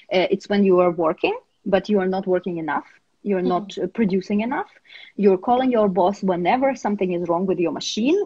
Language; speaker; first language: English; non-native, fluent; Russian